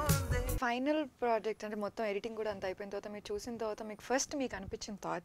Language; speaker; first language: Telugu; native; Telugu